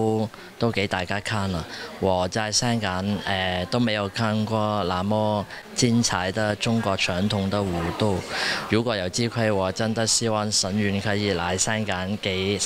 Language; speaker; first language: Chinese; non-native, local second language; Cantonese